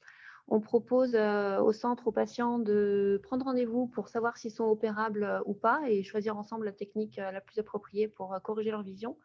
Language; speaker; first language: French; native; French